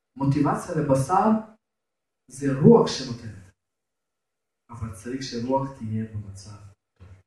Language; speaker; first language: Hebrew; non-native, fluent; Russian